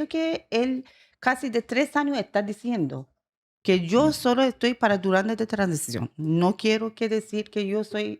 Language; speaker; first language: Spanish; non-native, learner; Persian